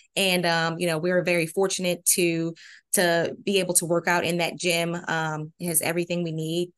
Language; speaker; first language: English; native; English